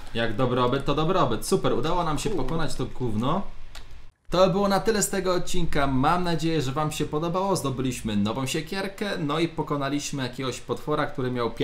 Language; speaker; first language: Polish; native; Polish